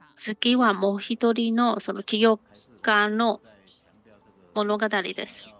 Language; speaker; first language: Japanese; non-native, learner; Chinese